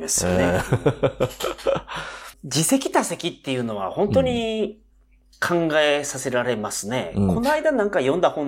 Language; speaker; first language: Japanese; native; Japanese